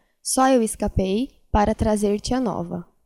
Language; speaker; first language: Portuguese; native; Portuguese